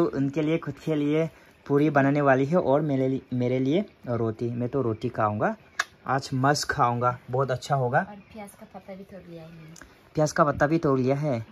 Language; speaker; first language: Hindi; non-native, local second language; Garo